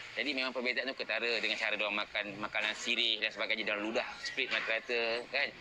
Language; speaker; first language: Malay; native; Malay